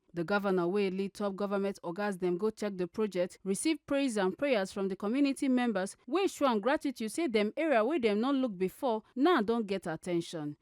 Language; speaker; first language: Nigerian Pidgin; native; Nigerian Pidgin